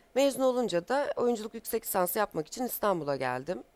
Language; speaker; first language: Turkish; native; Turkish